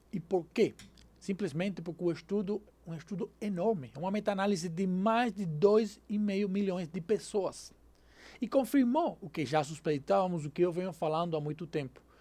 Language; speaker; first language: Portuguese; non-native, fluent; Spanish